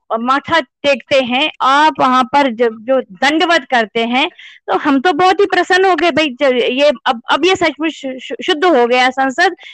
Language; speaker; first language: Hindi; non-native, local second language; Kashmiri